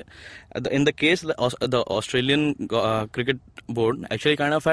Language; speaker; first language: English; non-native, local second language; Odia